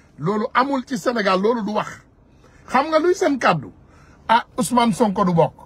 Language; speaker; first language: Wolof; non-native, local second language; Soninke